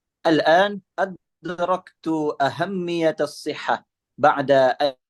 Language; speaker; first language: Arabic; non-native, learner; Indonesian